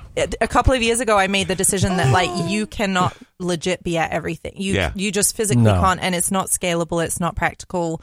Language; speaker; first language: English; native; English